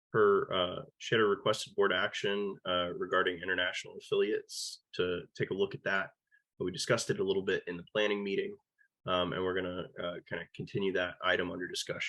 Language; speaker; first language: English; native; English